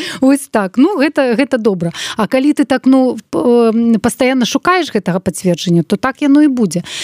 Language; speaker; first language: Belarusian; non-native, local second language; Russian